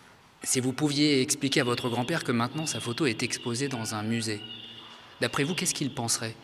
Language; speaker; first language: French; native; French